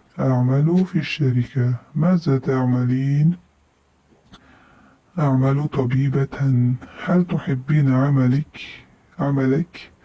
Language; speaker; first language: Arabic; non-native, fluent; Uzbek